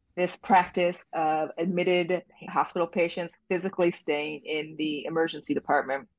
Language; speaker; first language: English; native; English